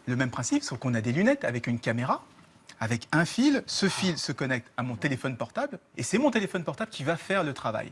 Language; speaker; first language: French; native; French